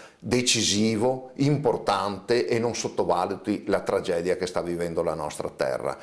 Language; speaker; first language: Italian; native; Italian